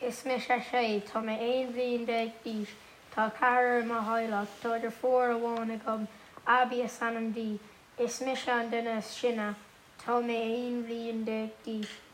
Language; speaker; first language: Irish; non-native, local second language; English